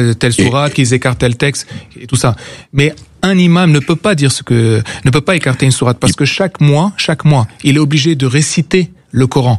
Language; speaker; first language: French; non-native, local second language; Arabic